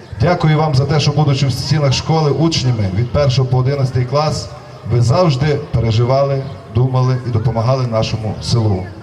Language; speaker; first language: Ukrainian; native; Ukrainian